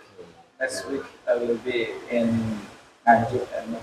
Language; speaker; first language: English; non-native, local second language; Indonesian